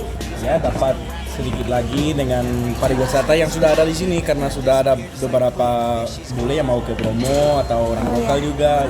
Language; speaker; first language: Indonesian; non-native, fluent; Spanish